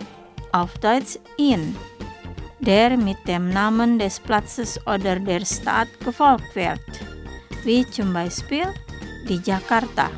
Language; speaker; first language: German; non-native, fluent; Indonesian